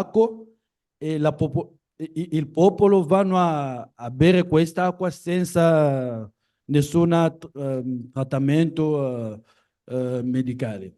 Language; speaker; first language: Italian; non-native, learner; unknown